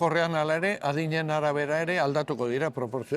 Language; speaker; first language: Basque; native; Basque